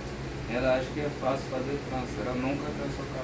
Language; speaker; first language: Portuguese; non-native, learner; Haitian Creole